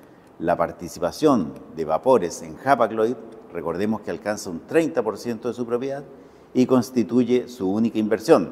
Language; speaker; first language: Spanish; native; Spanish